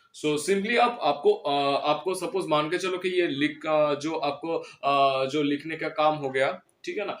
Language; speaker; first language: Hindi; non-native, local second language; Bangla